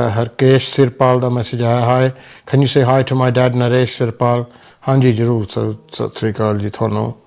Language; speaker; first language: Punjabi; early bilingual, heritage; Punjabi